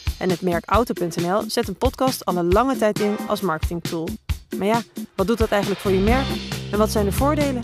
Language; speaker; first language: Dutch; native; Dutch